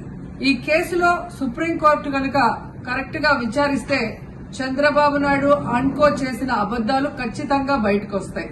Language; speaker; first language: Telugu; native; Telugu